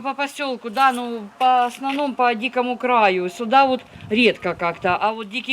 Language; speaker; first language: Russian; native; Russian